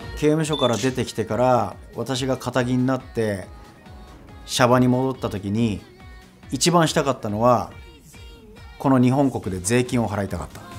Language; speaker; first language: Japanese; native; Japanese